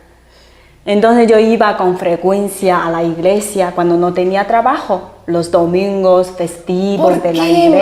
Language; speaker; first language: Spanish; non-native, fluent; Chinese